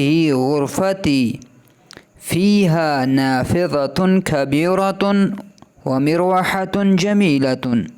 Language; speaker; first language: Arabic; non-native, fluent; Urdu